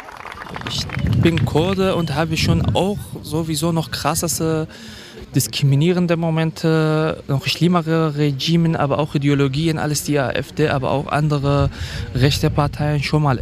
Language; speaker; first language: German; non-native, fluent; Kurdish